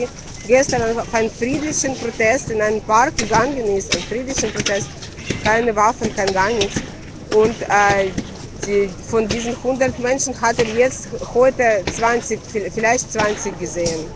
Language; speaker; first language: German; non-native, fluent; Ukrainian